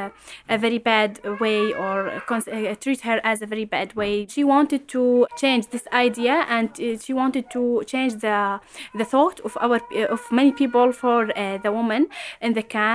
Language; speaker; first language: English; non-native, fluent; Arabic